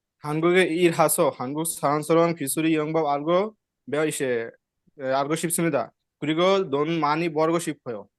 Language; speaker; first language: Korean; non-native, learner; Bangla